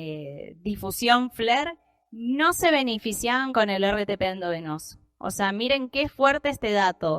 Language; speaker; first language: Spanish; native; Spanish